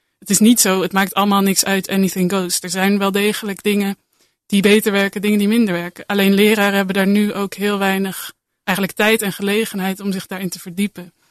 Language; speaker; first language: Dutch; native; Dutch